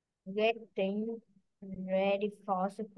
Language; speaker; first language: English; non-native, learner; Vietnamese